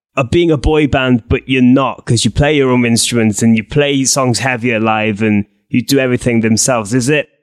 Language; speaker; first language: English; native; English